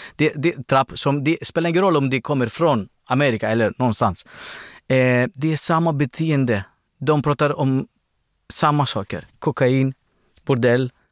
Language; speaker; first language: Swedish; non-native, fluent; Greek